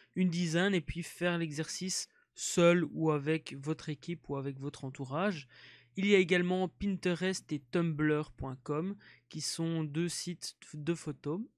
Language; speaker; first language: French; native; French